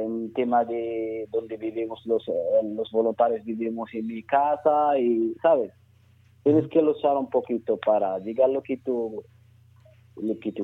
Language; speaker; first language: Spanish; non-native, learner; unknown